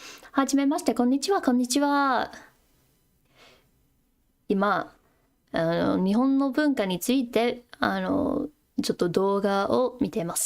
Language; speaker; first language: Japanese; non-native, fluent; English